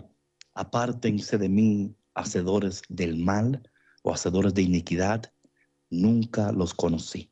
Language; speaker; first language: Spanish; native; Spanish